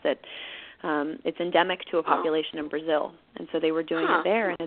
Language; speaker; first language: English; native; English